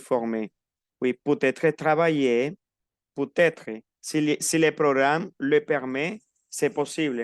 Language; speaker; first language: French; non-native, fluent; Spanish